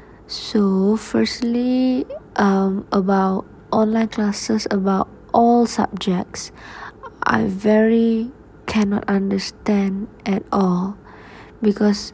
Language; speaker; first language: English; non-native, learner; Malay